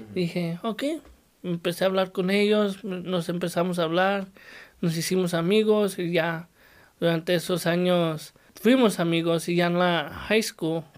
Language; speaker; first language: Spanish; native; Spanish